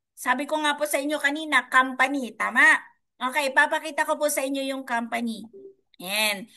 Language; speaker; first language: Filipino; non-native, local second language; Iloko